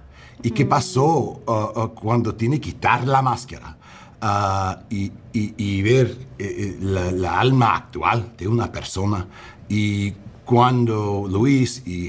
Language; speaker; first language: Spanish; non-native, learner; English